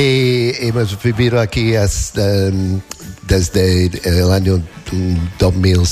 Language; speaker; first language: Spanish; non-native, learner; English